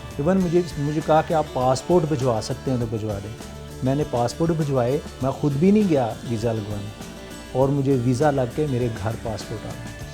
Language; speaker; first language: Urdu; non-native, local second language; Punjabi